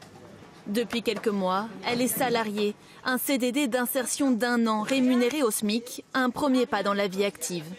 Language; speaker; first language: French; native; French